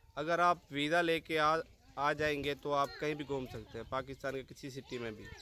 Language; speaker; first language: Urdu; non-native, local second language; Saraiki